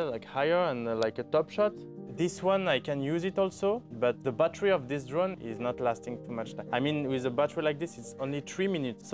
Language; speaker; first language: English; non-native, learner; French